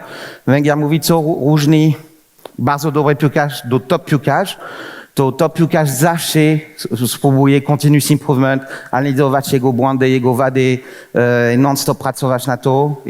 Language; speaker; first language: Polish; non-native, fluent; French